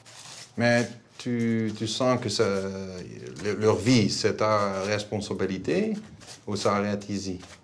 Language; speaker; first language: French; non-native, fluent; Dutch